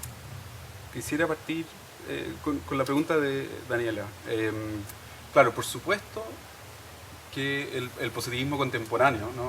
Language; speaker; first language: Spanish; native; Spanish